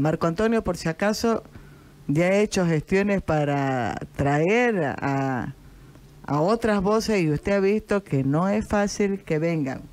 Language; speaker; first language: Spanish; native; Spanish